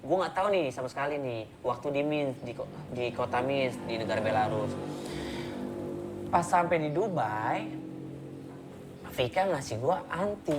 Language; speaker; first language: Indonesian; native; Indonesian